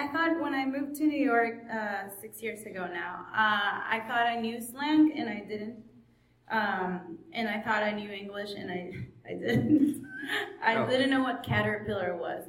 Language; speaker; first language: English; non-native, fluent; Spanish